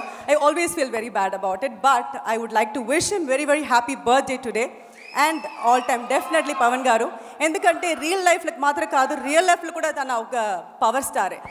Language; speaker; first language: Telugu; non-native, fluent; Tamil